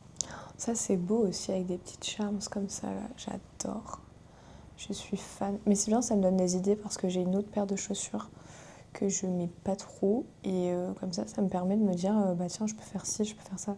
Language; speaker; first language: French; native; French